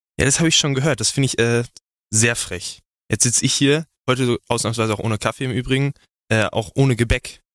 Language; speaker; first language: German; native; German